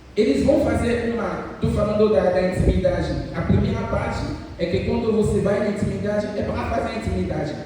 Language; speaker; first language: Portuguese; non-native, fluent; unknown